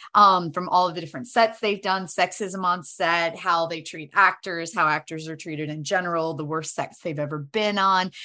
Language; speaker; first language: English; native; English